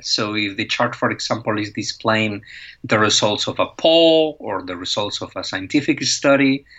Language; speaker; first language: English; non-native, fluent; Spanish